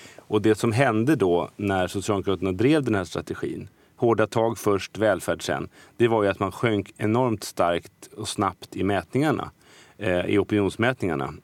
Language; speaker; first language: Swedish; native; Swedish